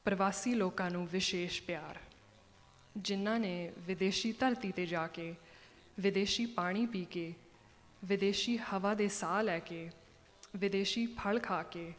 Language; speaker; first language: Punjabi; early bilingual, heritage; Punjabi